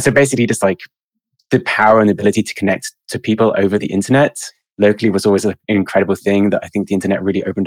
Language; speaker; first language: English; native; English